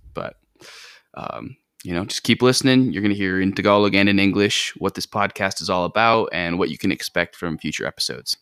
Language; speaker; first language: English; native; English